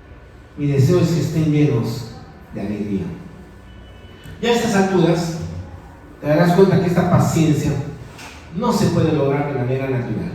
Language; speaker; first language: Spanish; native; Spanish